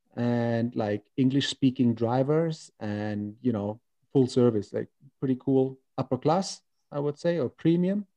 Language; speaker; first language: English; non-native, fluent; German